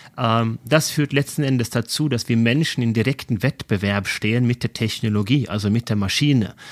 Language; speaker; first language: German; non-native, fluent; Norwegian